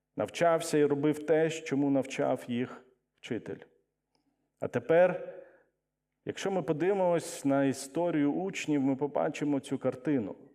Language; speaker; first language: Ukrainian; non-native, local second language; Russian